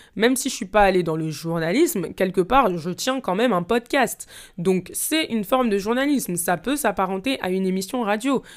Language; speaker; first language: French; native; French